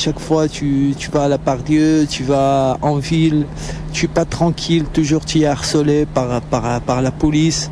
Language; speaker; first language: French; non-native, local second language; Arabic